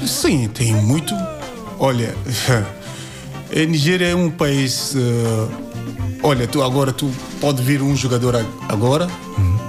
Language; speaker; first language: Portuguese; non-native, learner; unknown